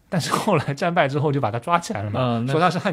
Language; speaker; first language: Chinese; native; Chinese